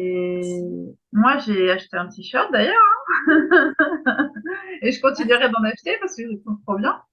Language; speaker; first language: French; native; French